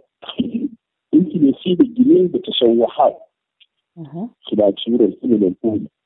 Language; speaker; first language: Arabic; native; Arabic